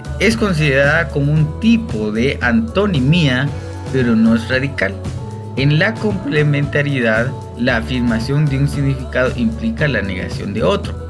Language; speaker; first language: Spanish; non-native, local second language; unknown